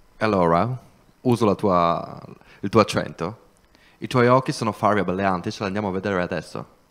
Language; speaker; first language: Italian; native; Italian